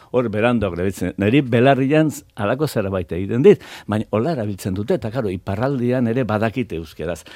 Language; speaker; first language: Basque; native; Basque